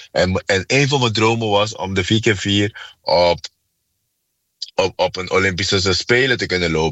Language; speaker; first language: Dutch; non-native, fluent; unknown